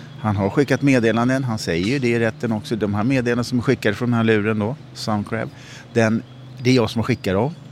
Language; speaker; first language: Swedish; native; Swedish